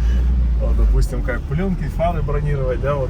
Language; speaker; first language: Russian; native; Russian